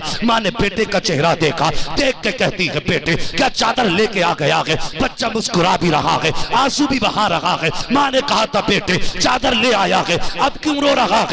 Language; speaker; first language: Urdu; native; Urdu